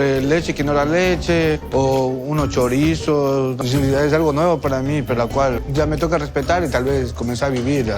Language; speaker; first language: Spanish; native; Spanish